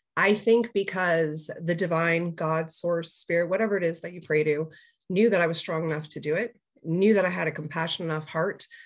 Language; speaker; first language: English; native; English